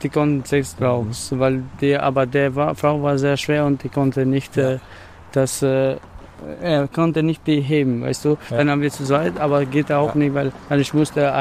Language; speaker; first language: German; non-native, learner; Albanian